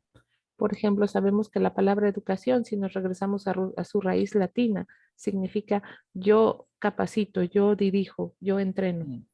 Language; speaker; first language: Spanish; native; Spanish